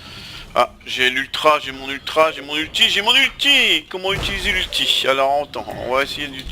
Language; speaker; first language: French; native; French